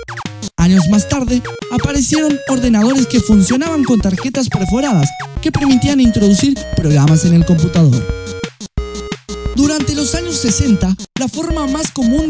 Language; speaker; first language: Spanish; native; Spanish